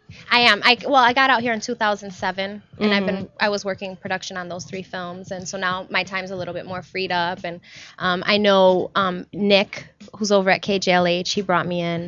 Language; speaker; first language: English; native; English